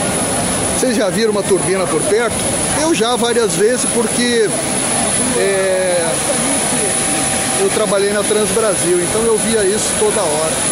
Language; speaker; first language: Portuguese; native; Portuguese